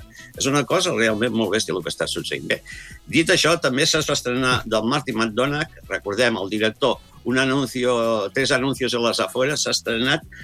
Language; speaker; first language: Catalan; native; Catalan